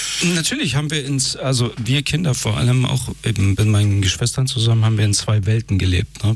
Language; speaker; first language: German; early bilingual, other home language; Persian